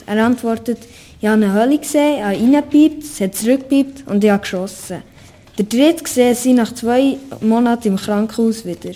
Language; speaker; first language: German; native; German